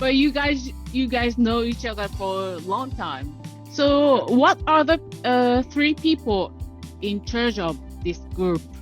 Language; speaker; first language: English; non-native, learner; Japanese